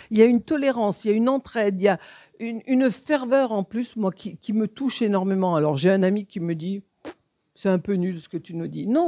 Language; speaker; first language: French; native; French